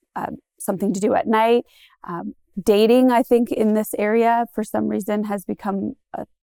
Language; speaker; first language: English; native; English